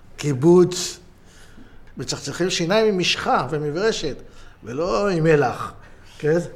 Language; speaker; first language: Hebrew; native; Hebrew